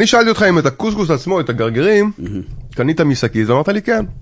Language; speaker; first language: Hebrew; native; Hebrew